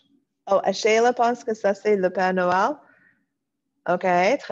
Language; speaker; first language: French; non-native, fluent; English